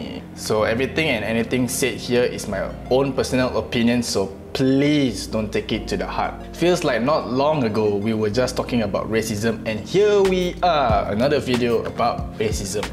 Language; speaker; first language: English; non-native, local second language; Malay